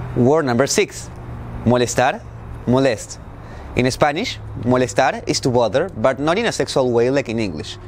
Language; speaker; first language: English; non-native, fluent; Spanish